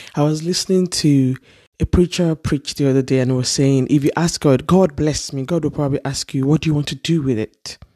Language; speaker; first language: English; non-native, local second language; Yoruba